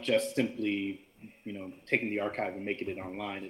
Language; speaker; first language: English; native; English